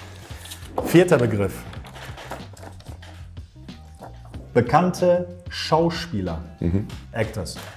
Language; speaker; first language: German; native; German